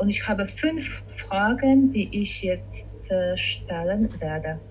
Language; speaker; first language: German; non-native, fluent; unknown